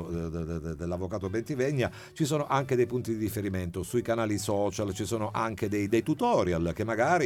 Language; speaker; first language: Italian; native; Italian